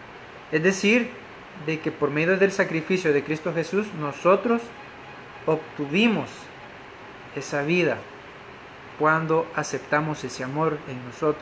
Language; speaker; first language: Spanish; native; Spanish